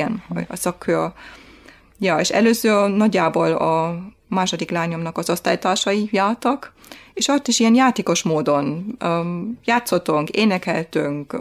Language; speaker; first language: Hungarian; non-native, fluent; German